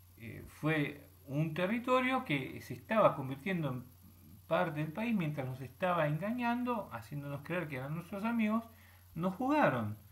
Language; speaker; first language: Spanish; early bilingual, heritage; Spanish